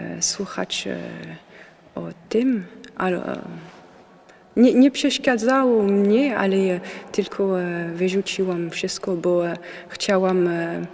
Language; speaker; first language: Polish; non-native, learner; French